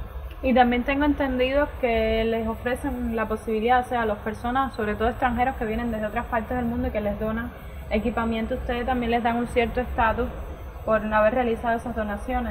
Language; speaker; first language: Spanish; native; Spanish